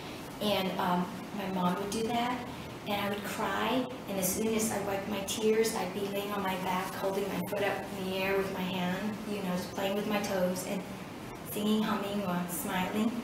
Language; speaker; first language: English; early bilingual, other home language; Vietnamese